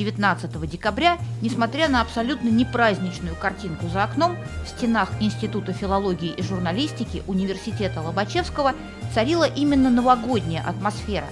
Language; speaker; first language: Russian; native; Russian